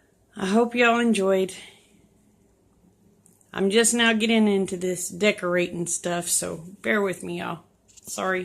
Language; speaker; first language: English; native; English